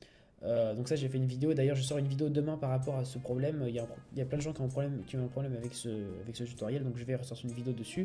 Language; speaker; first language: French; native; French